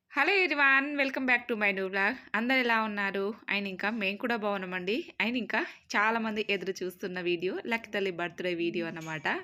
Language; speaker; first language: Telugu; native; Telugu